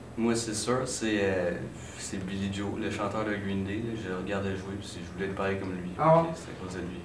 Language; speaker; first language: French; native; French